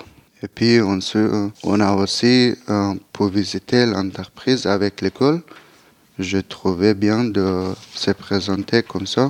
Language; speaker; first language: French; non-native, learner; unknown